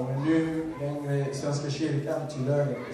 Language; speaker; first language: Swedish; non-native, learner; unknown